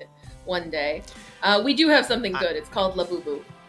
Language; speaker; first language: English; native; English